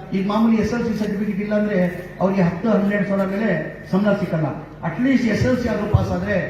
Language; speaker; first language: Kannada; non-native, local second language; Urdu